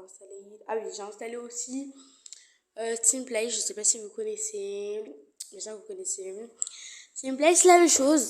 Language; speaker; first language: French; native; French